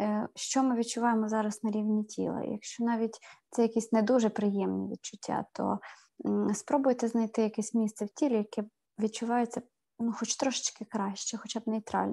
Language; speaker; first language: Ukrainian; native; Ukrainian